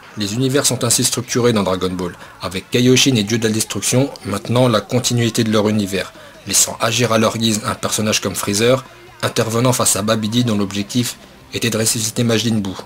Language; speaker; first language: French; native; French